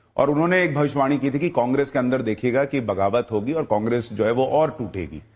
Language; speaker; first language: Hindi; native; Hindi